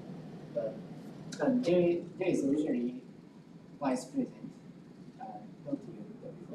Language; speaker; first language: English; non-native, local second language; Japanese